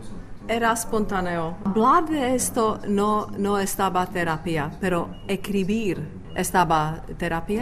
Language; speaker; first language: Spanish; non-native, fluent; Czech